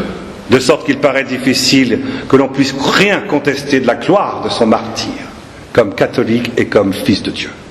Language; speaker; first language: French; native; French